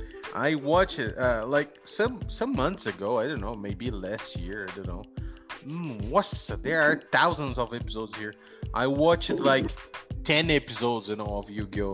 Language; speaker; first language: English; non-native, fluent; Portuguese